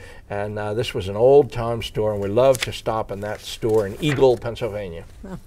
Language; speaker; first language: English; native; English